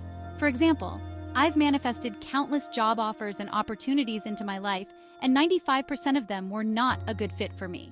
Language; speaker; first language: English; native; English